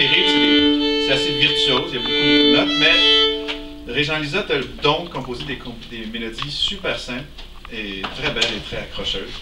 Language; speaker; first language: French; native; French